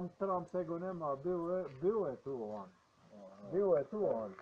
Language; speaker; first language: Polish; non-native, learner; Ukrainian